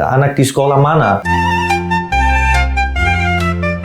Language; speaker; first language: Indonesian; non-native, fluent; Dutch